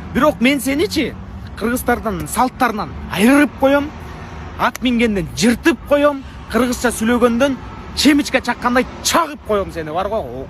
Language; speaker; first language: Kyrgyz; non-native, local second language; Russian